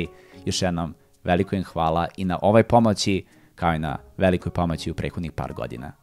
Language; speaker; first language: Serbian; native; Serbian